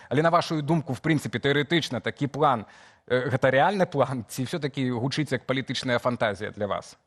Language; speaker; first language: Belarusian; non-native, local second language; Russian